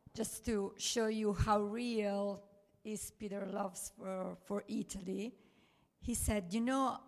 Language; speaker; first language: English; non-native, fluent; Italian